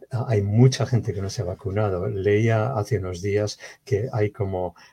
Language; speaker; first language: Spanish; native; Spanish